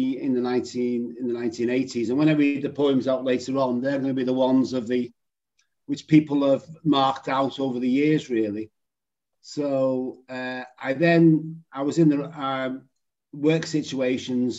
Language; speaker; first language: English; native; English